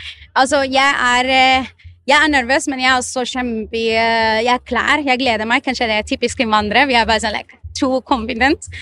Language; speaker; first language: Norwegian; non-native, fluent; Arabic